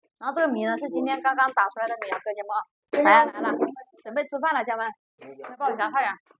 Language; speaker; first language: Chinese; native; Chinese